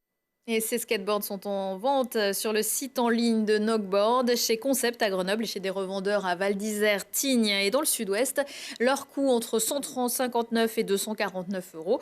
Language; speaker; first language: French; native; French